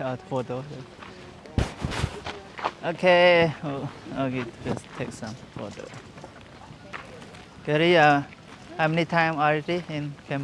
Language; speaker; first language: English; non-native, learner; Khmer